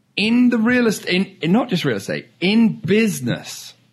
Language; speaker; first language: English; native; English